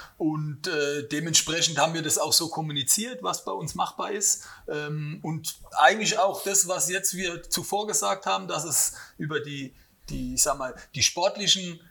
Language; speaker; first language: German; native; German